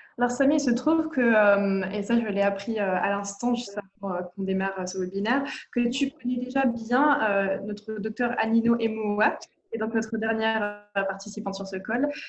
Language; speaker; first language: French; native; French